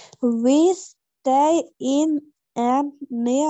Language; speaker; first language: English; non-native, learner; Ukrainian